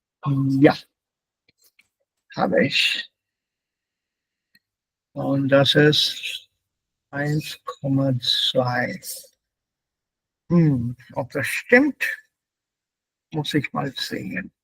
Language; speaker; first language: German; non-native, fluent; Hindi